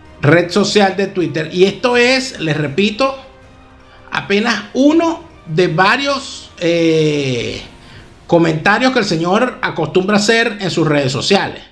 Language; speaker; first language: Spanish; native; Spanish